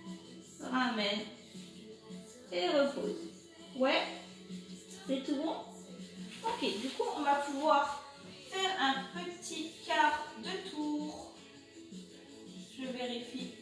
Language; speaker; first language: French; native; French